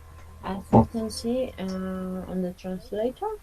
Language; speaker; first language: English; non-native, fluent; Spanish